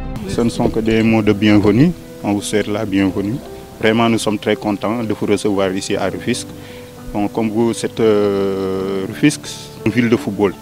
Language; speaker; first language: French; non-native, local second language; Wolof